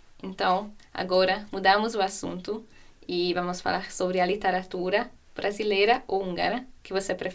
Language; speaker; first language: Portuguese; non-native, fluent; Hungarian